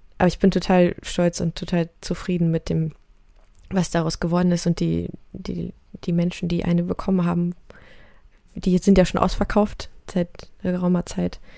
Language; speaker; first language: German; early bilingual, other home language; Russian